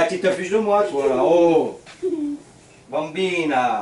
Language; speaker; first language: French; native; French